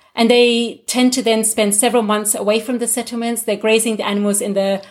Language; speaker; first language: English; non-native, local second language; Gujarati